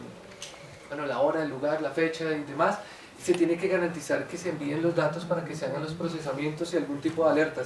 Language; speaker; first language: Spanish; native; Spanish